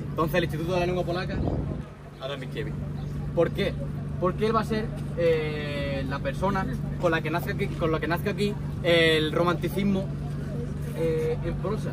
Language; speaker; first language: Spanish; native; Spanish